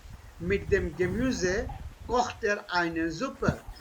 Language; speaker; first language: German; non-native, fluent; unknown